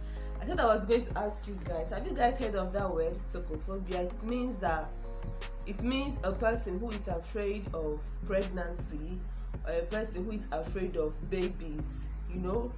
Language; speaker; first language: English; non-native, local second language; Igbo